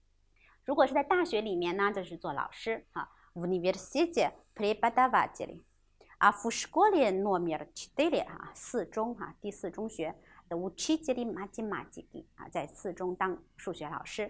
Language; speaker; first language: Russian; non-native, fluent; Chinese